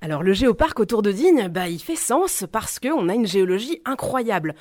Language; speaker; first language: French; native; French